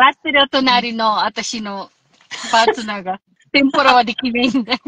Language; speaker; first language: Japanese; non-native, local second language; Filipino